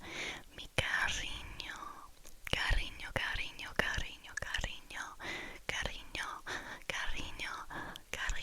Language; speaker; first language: Spanish; non-native, learner; English